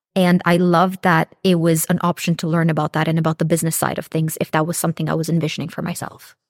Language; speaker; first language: English; early bilingual, other home language; Romanian